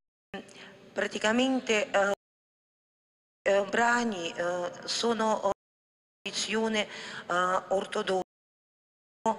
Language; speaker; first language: Italian; non-native, fluent; Russian